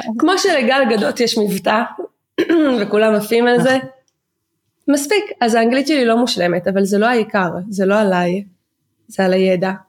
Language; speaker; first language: Hebrew; native; Hebrew